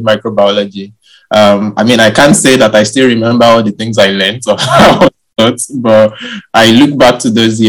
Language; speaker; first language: English; non-native, local second language; Yoruba